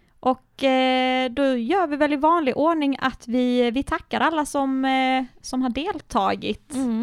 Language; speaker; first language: Swedish; native; Swedish